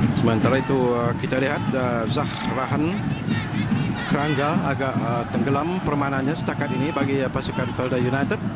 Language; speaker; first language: Malay; native; Malay